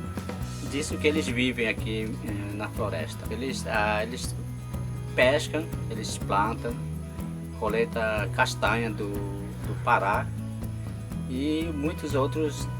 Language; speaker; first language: Portuguese; non-native, local second language; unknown